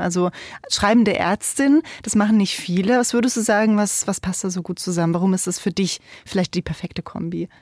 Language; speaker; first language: German; native; German